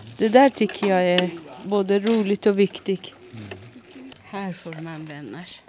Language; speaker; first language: Swedish; non-native, fluent; Persian